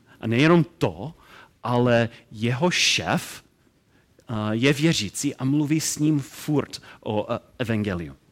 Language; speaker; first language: Czech; non-native, learner; English